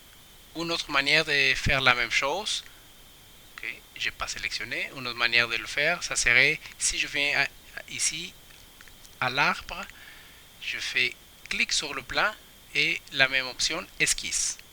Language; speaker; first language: French; non-native, fluent; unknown